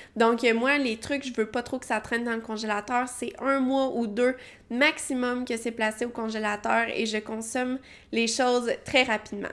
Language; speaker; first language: French; native; French